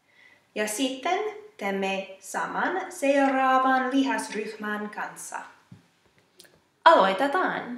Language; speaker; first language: Finnish; non-native, fluent; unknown